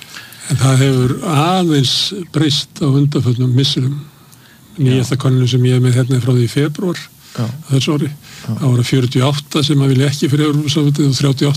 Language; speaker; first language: Icelandic; native; Icelandic